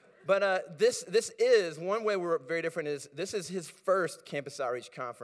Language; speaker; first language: English; native; English